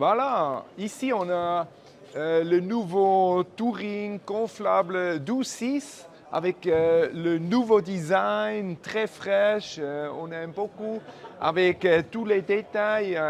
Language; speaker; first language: French; non-native, fluent; German